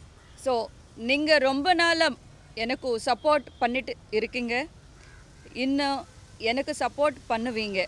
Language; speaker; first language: Tamil; non-native, learner; Telugu